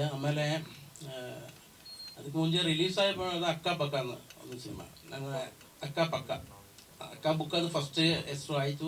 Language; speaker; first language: Kannada; non-native, learner; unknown